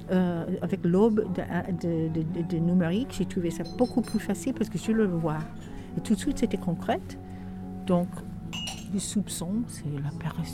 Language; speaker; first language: French; non-native, fluent; English